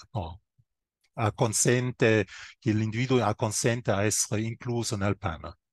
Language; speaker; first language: Italian; non-native, fluent; German